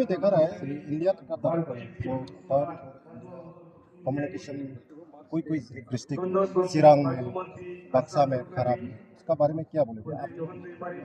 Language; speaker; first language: Hindi; non-native, local second language; Bodo